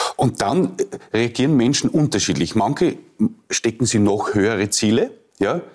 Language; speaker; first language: German; native; German